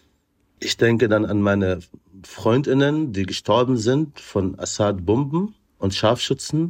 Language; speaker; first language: German; non-native, fluent; Arabic